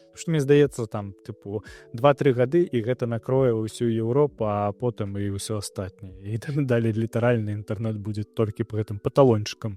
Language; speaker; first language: Belarusian; non-native, local second language; Russian